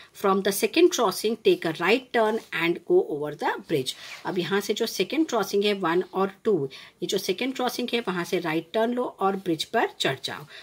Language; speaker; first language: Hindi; non-native, local second language; Gujarati